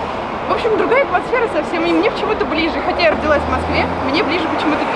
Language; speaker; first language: Russian; native; Russian